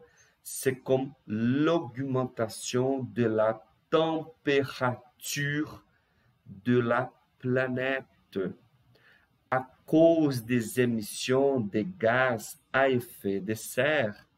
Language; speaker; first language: French; non-native, fluent; Portuguese